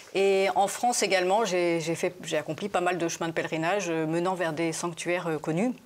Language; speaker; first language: French; native; French